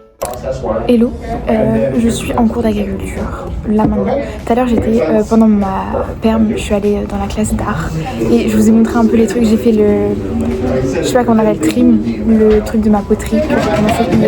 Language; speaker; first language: French; native; French